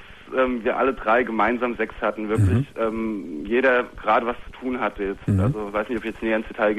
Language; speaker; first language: German; native; German